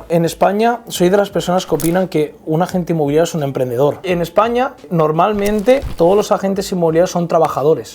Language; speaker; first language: Spanish; native; Spanish